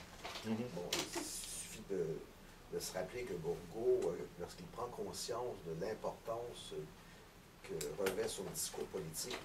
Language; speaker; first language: French; native; French